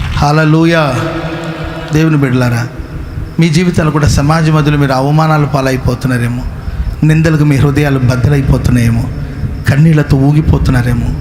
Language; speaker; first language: Telugu; non-native, local second language; Kannada